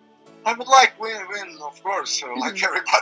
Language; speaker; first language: English; non-native, learner; Croatian